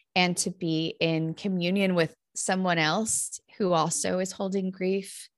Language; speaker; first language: English; native; English